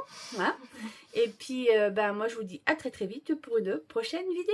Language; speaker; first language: French; native; French